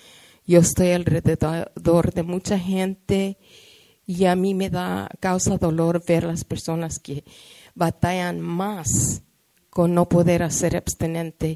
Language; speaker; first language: Spanish; early bilingual, heritage; Spanish